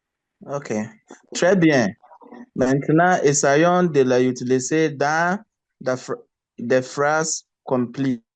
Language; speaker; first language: French; non-native, learner; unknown